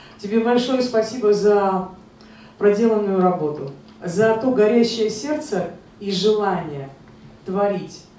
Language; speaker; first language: Russian; non-native, local second language; Armenian